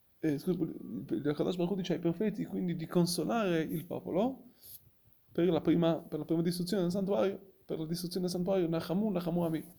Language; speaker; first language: Italian; non-native, fluent; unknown